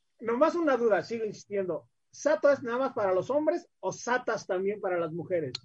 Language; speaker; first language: Spanish; native; Spanish